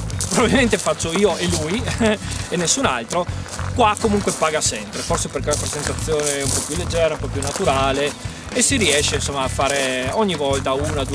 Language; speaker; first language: Italian; native; Italian